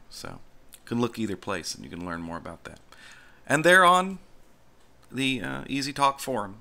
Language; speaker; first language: English; native; English